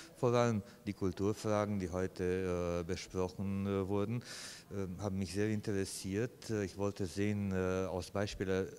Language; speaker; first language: German; native; German